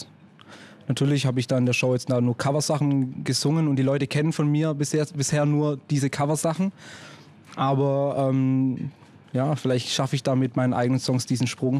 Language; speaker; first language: German; native; German